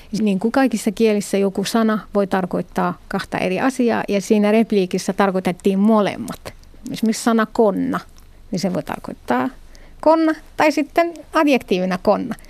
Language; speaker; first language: Finnish; non-native, fluent; Arabic